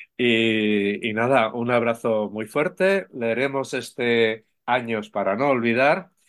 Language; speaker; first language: Spanish; native; Spanish